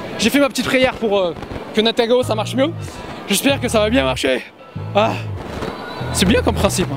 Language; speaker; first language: French; native; French